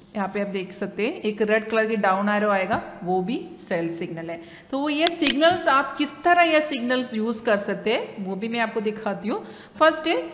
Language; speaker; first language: Hindi; non-native, local second language; Malayalam